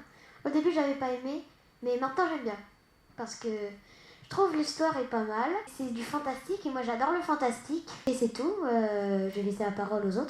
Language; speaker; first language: French; native; French